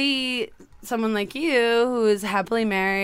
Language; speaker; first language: English; native; English